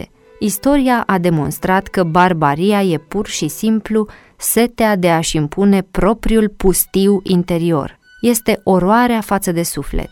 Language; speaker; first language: Romanian; native; Romanian